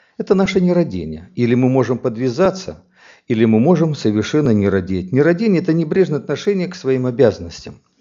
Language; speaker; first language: Russian; native; Russian